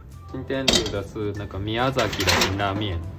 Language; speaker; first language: Chinese; non-native, fluent; Japanese